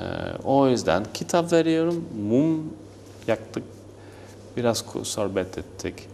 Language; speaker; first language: Turkish; non-native, learner; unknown